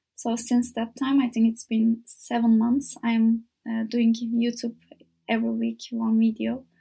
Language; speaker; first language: English; non-native, learner; Turkish